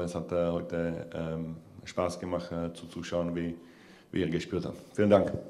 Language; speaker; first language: German; non-native, fluent; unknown